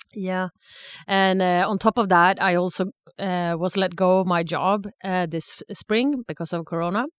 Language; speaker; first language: English; non-native, fluent; Swedish